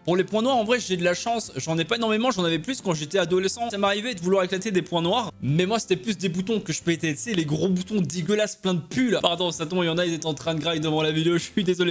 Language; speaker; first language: French; native; French